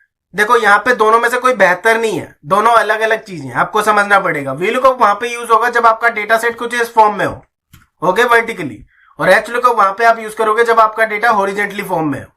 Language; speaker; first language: Hindi; native; Hindi